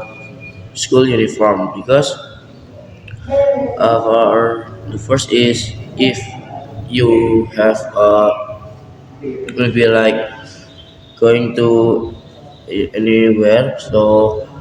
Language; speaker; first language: English; non-native, learner; Indonesian